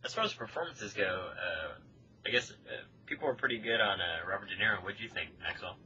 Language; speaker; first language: English; native; English